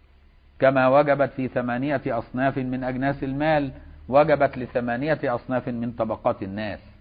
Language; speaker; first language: Arabic; native; Arabic